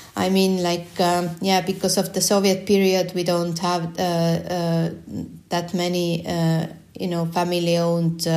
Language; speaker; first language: English; non-native, fluent; Estonian